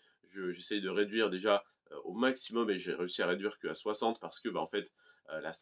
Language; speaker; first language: French; native; French